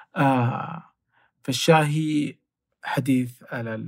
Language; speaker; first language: Arabic; native; Arabic